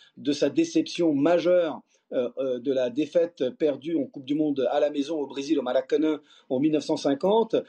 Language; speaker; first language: French; early bilingual, other home language; Portuguese